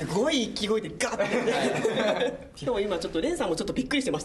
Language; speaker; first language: Japanese; native; Japanese